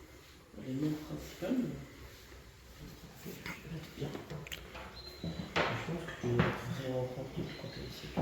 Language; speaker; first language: French; native; French